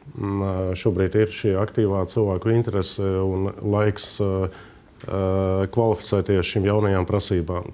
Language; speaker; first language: Latvian; native; Latvian